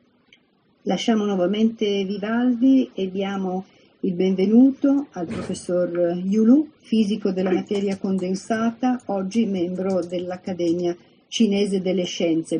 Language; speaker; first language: Italian; native; Italian